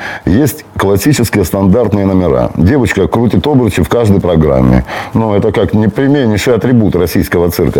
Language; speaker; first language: Russian; native; Russian